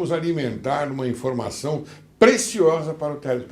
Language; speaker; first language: Portuguese; native; Portuguese